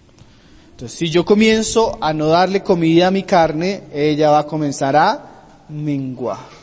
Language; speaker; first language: Spanish; native; Spanish